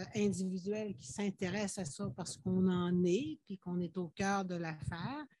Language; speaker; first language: French; native; French